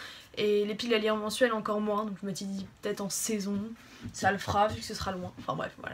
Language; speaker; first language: French; native; French